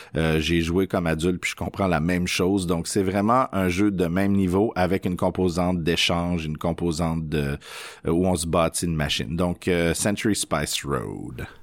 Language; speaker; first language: French; native; French